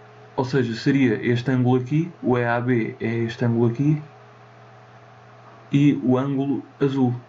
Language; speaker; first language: Portuguese; native; Portuguese